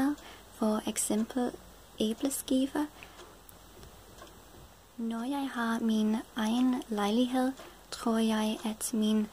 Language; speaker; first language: Danish; non-native, learner; English